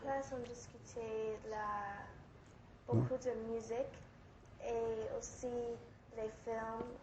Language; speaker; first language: French; non-native, local second language; English